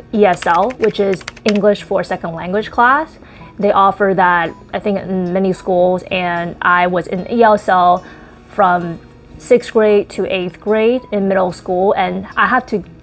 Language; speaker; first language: English; early bilingual, other home language; Chinese